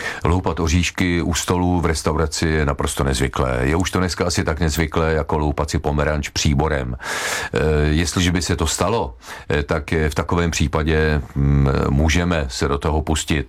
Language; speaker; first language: Czech; native; Czech